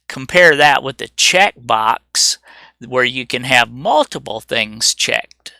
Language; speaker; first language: English; native; English